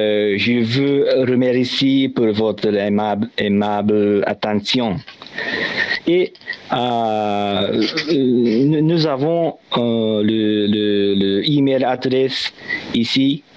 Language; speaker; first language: French; non-native, learner; Japanese